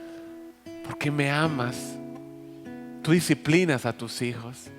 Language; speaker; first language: Spanish; native; Spanish